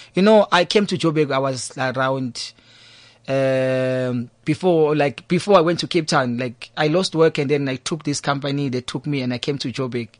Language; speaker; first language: English; non-native, local second language; Zulu